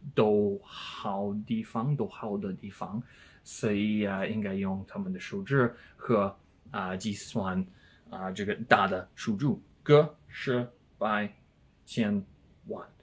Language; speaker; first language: Chinese; non-native, learner; English